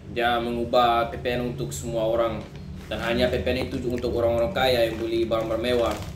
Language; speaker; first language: Indonesian; early bilingual, other home language; Dutch